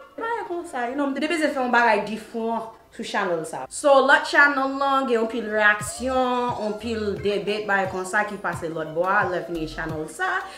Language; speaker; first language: Haitian Creole; early bilingual, heritage; Haitian Creole